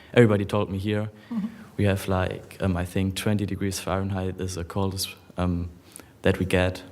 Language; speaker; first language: English; non-native, fluent; German